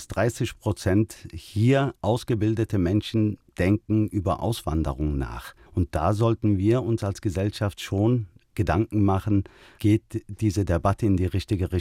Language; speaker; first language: German; early bilingual, other home language; Turkish